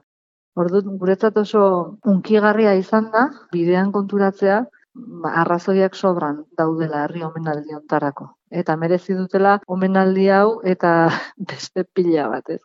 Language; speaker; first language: Basque; native; Basque